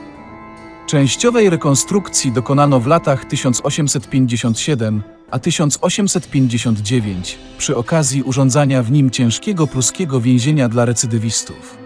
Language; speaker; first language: Polish; native; Polish